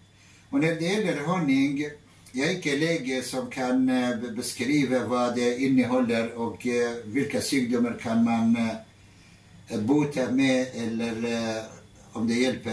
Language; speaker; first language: Norwegian; non-native, fluent; Arabic